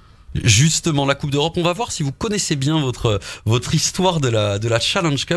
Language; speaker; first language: French; native; French